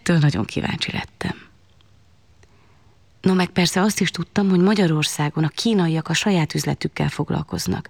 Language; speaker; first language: Hungarian; non-native, fluent; Chinese